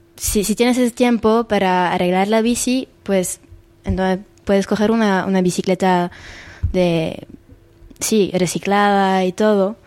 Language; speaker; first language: Spanish; non-native, fluent; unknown